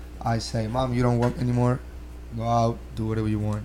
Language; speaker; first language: English; non-native, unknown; Spanish